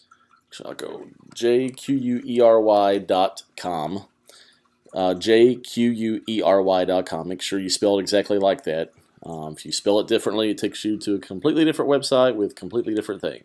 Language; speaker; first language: English; native; English